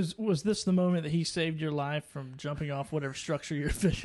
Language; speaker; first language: English; native; English